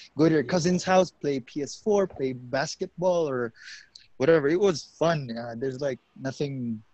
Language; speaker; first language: English; non-native, local second language; Hiligaynon